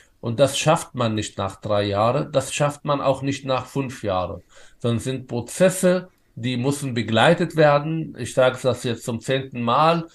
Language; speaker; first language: German; non-native, fluent; Arabic